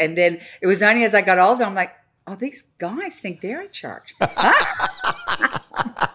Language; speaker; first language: English; native; English